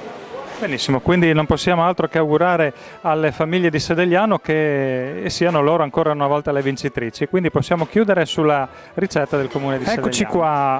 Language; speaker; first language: Italian; native; Italian